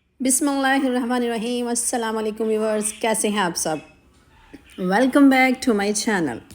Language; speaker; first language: Urdu; non-native, local second language; Punjabi